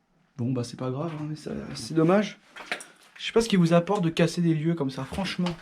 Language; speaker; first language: French; native; French